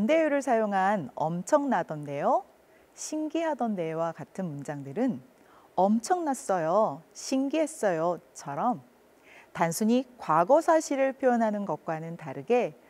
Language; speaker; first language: Korean; native; Korean